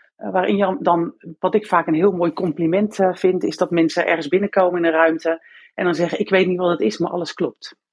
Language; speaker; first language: Dutch; native; Dutch